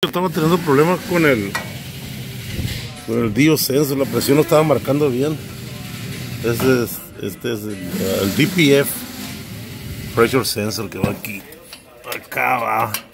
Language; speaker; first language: Spanish; native; Spanish